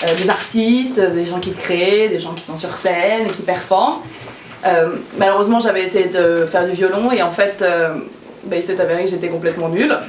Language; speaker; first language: French; early bilingual, other home language; Korean